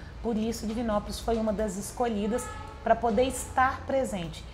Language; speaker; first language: Portuguese; native; Portuguese